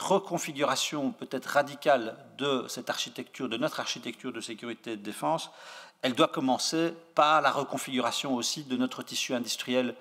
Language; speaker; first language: French; native; French